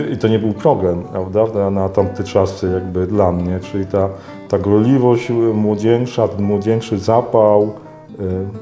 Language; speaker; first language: Polish; native; Polish